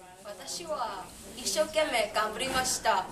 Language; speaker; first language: Japanese; non-native, learner; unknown